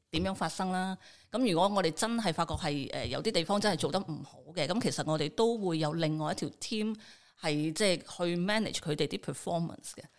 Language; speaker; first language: Cantonese; native; Cantonese